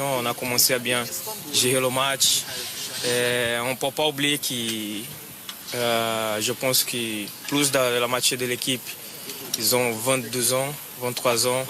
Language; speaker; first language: French; non-native, fluent; Portuguese